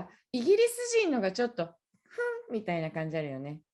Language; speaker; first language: Japanese; native; Japanese